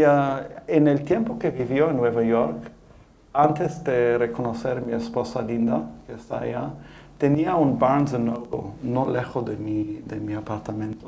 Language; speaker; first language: Spanish; non-native, fluent; English